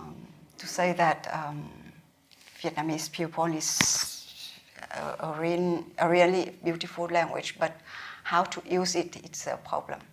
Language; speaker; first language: English; non-native, learner; Vietnamese